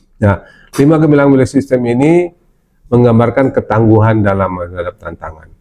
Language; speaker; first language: Indonesian; non-native, local second language; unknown